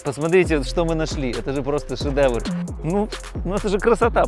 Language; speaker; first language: Russian; native; Russian